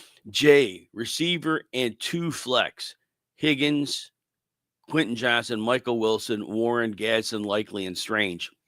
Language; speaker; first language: English; native; English